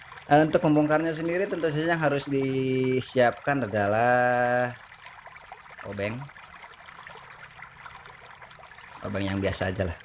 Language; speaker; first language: Indonesian; non-native, local second language; Sundanese